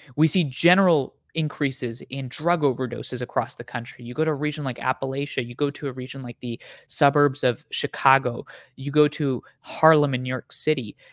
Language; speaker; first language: English; native; English